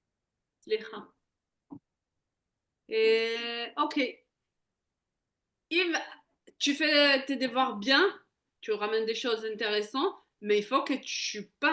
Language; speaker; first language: French; non-native, fluent; Hebrew